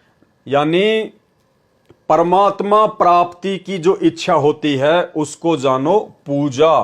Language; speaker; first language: Hindi; native; Hindi